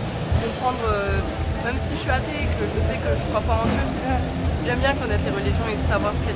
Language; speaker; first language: French; native; French